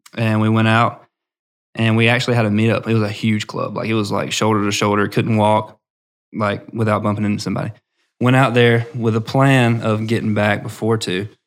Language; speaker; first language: English; native; English